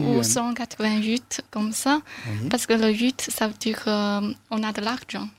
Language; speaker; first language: French; non-native, learner; Chinese